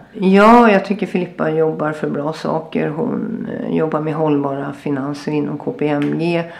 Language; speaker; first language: Swedish; native; Swedish